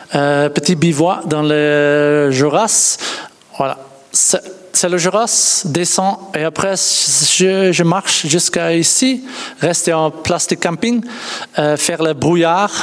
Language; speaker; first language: French; non-native, fluent; Dutch